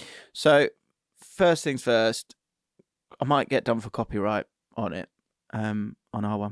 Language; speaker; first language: English; native; English